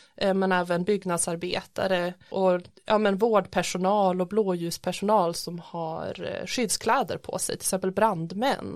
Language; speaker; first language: Swedish; native; Swedish